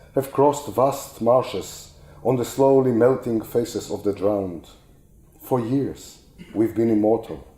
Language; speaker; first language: English; non-native, fluent; Hebrew